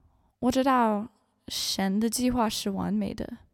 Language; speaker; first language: Chinese; non-native, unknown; English